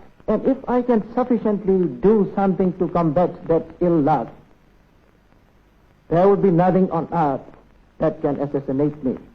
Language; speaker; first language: English; non-native, local second language; Burmese